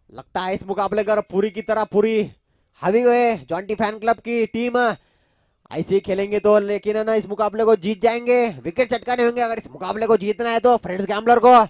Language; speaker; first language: Hindi; non-native, local second language; Marathi